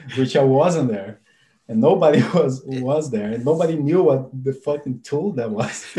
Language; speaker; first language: English; non-native, fluent; Portuguese